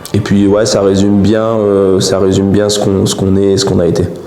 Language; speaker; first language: French; native; French